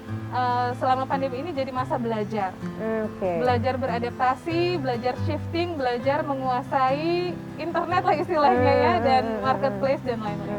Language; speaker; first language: Indonesian; native; Indonesian